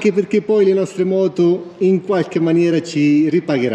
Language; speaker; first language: Italian; native; Italian